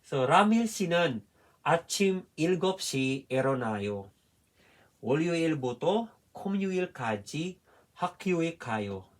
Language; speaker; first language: Korean; non-native, fluent; Filipino